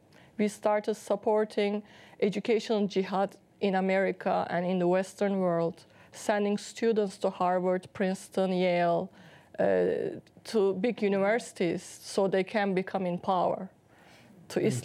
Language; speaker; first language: English; non-native, fluent; Turkish